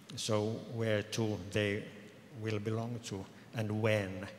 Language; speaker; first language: English; non-native, fluent; Finnish